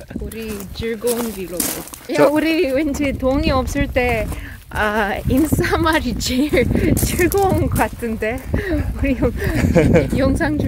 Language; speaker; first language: Korean; non-native, fluent; Russian